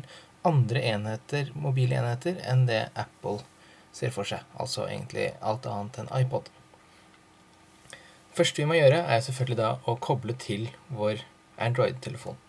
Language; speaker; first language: Norwegian; native; Norwegian